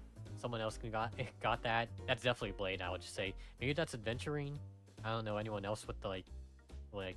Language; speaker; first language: English; native; English